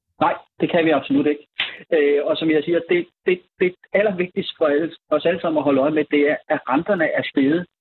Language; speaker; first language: Danish; native; Danish